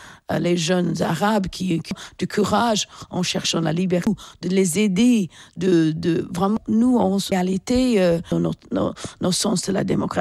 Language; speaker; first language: French; non-native, fluent; English